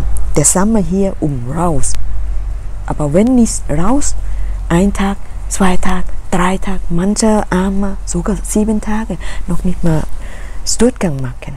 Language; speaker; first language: German; non-native, learner; Thai